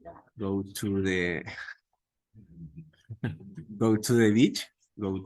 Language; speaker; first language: English; non-native, learner; Spanish